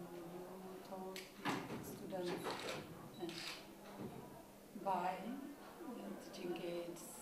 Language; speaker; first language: English; non-native, learner; Amharic